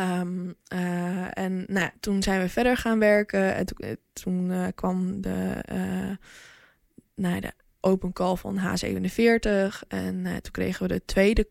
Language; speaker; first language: Dutch; early bilingual, other home language; Bosnian